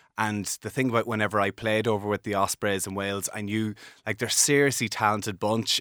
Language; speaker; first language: English; native; English